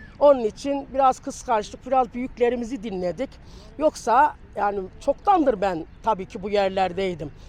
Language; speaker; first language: Turkish; native; Turkish